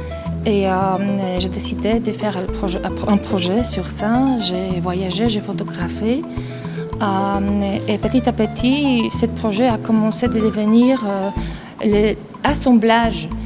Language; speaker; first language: French; non-native, fluent; Polish